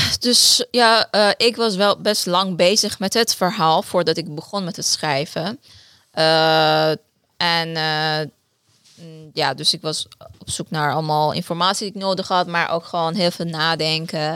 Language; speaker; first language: Dutch; non-native, fluent; Persian